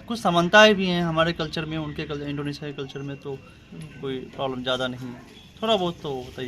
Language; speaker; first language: Hindi; non-native, local second language; Bhojpuri